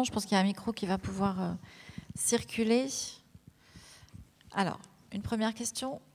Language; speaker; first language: French; native; French